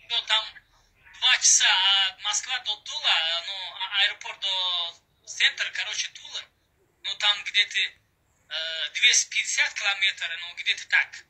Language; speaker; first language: Russian; non-native, learner; Uzbek